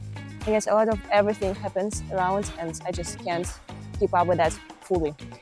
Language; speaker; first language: English; non-native, fluent; Ukrainian